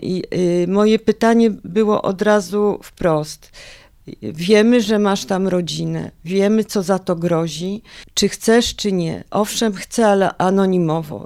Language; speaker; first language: Polish; native; Polish